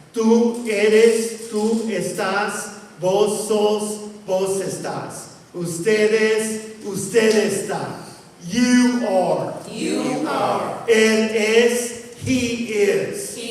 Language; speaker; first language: Spanish; non-native, fluent; English